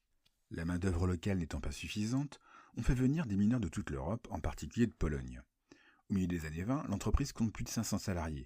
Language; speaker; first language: French; native; French